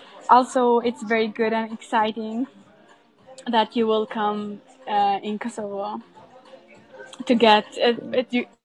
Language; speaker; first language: English; non-native, fluent; Albanian